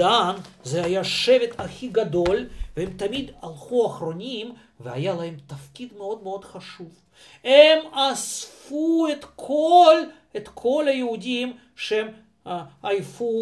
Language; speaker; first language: Hebrew; non-native, fluent; Russian